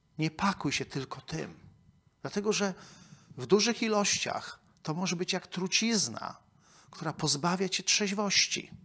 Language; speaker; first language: Polish; native; Polish